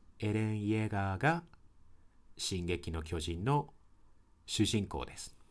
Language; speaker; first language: Japanese; native; Japanese